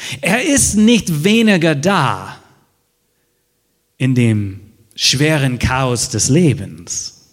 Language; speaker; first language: German; non-native, fluent; English